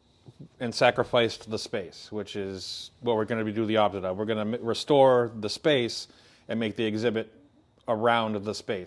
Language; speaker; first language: English; native; English